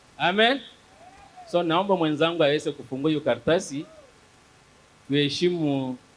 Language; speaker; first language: Swahili; non-native, local second language; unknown